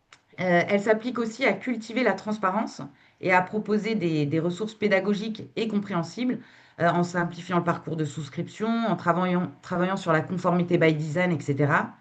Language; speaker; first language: French; native; French